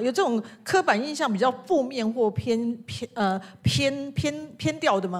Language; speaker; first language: Chinese; native; Chinese